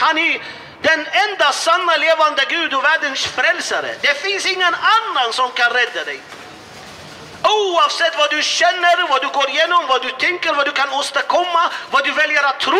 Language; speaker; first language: Swedish; non-native, fluent; Arabic